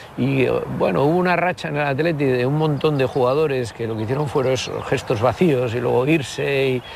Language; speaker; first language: Spanish; native; Spanish